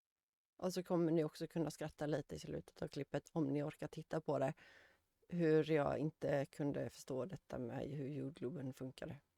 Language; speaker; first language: Swedish; native; Swedish